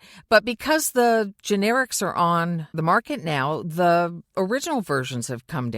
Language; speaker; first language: English; native; English